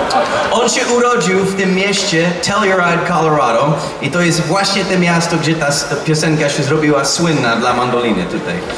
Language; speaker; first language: Polish; non-native, learner; English